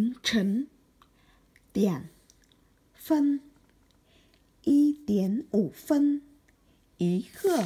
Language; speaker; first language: Chinese; non-native, learner; Vietnamese